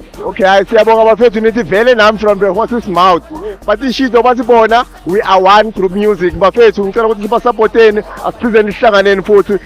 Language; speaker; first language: Zulu; non-native, local second language; Swati